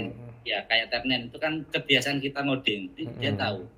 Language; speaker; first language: Indonesian; native; Indonesian